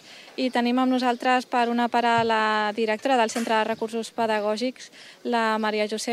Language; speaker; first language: Catalan; native; Catalan